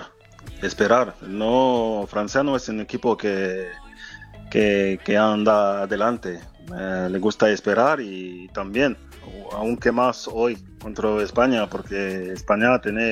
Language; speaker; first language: Spanish; non-native, fluent; French